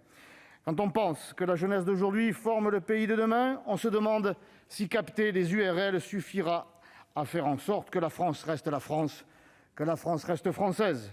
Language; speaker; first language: French; native; French